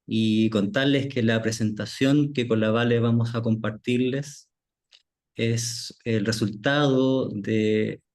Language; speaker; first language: Spanish; native; Spanish